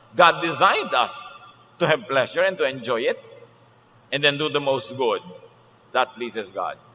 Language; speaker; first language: English; non-native, local second language; Filipino